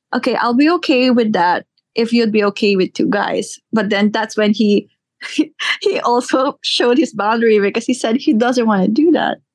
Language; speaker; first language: English; non-native, local second language; Filipino